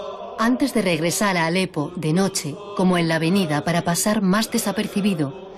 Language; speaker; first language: Spanish; native; Spanish